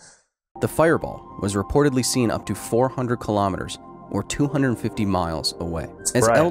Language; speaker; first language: English; native; English